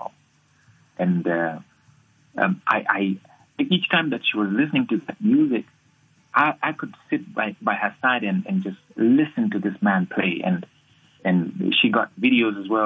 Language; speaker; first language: English; non-native, local second language; Nyanja